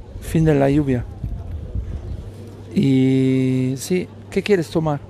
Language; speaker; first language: Spanish; non-native, learner; German